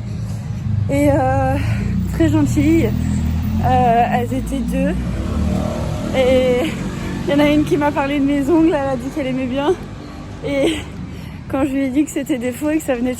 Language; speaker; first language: French; native; French